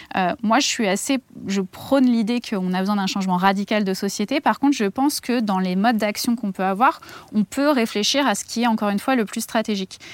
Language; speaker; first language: French; native; French